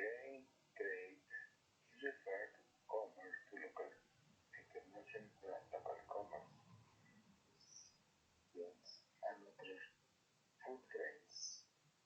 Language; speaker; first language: English; non-native, learner; Spanish